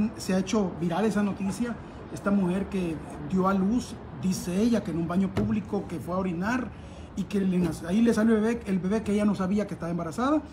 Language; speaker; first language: Spanish; native; Spanish